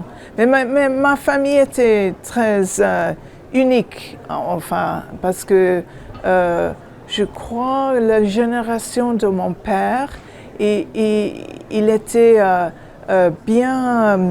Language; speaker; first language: French; non-native, learner; English